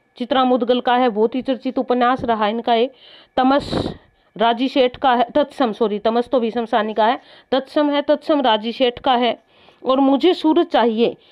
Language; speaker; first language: Hindi; native; Hindi